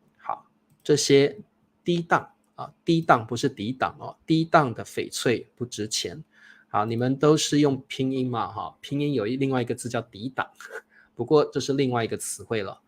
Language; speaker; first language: Chinese; native; Chinese